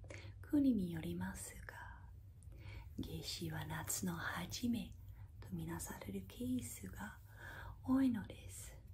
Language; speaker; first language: Japanese; non-native, fluent; English